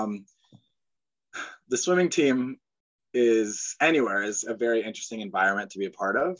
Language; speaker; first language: English; native; English